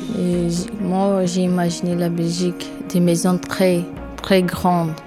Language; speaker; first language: French; non-native, learner; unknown